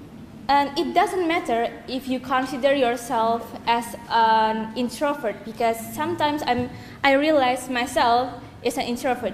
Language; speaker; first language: English; non-native, learner; Indonesian